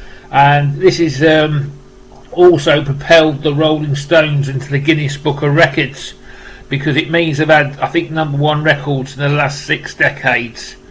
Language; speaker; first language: English; native; English